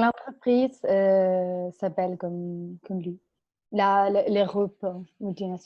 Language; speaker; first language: French; non-native, fluent; Spanish